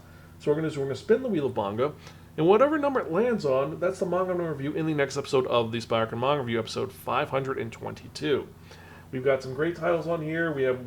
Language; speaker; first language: English; native; English